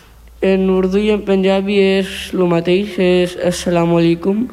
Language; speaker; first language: Catalan; early bilingual, other home language; Urdu